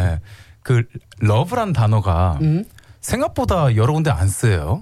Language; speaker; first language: Korean; native; Korean